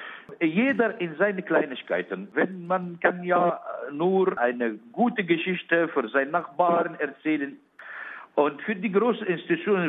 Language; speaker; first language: German; non-native, learner; Arabic